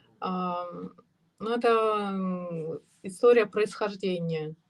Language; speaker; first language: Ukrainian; non-native, learner; Russian